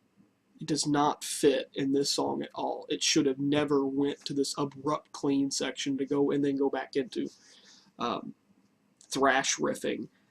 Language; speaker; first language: English; native; English